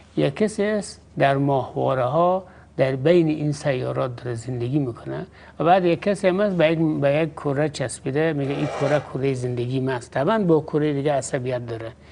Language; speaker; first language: Persian; native; Persian